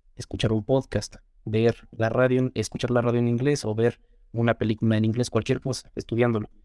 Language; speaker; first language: Spanish; native; Spanish